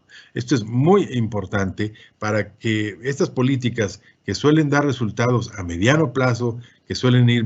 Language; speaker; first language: Spanish; native; Spanish